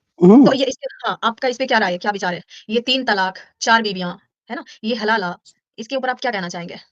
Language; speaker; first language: Hindi; native; Hindi